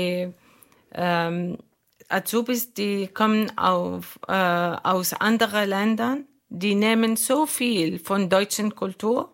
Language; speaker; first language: German; non-native, learner; Arabic